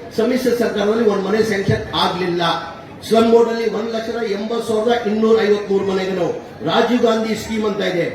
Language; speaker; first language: Kannada; non-native, local second language; Urdu